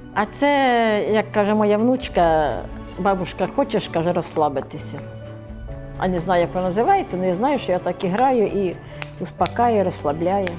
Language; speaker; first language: Ukrainian; native; Ukrainian